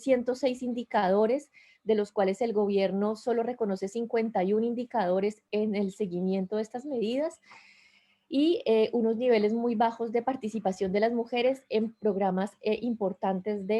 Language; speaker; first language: Spanish; native; Spanish